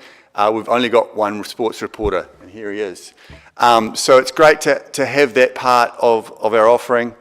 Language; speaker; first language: English; native; English